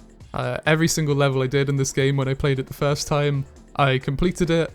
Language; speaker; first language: English; native; English